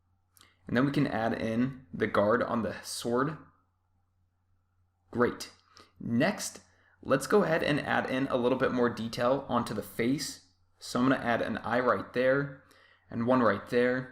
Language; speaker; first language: English; native; English